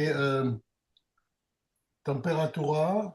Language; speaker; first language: Hebrew; non-native, learner; French